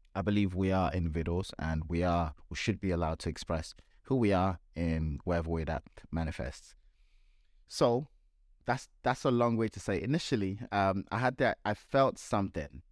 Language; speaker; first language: English; non-native, local second language; Yoruba